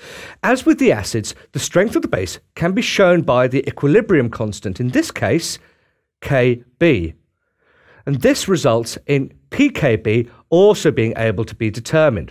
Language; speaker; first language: English; native; English